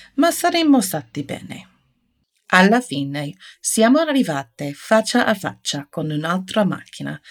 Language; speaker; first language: Italian; non-native, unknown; English